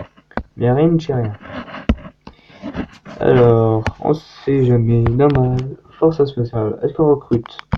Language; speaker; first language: French; native; French